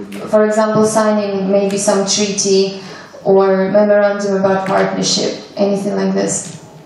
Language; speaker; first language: English; non-native, fluent; Ukrainian